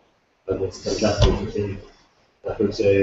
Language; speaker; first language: Irish; non-native, local second language; English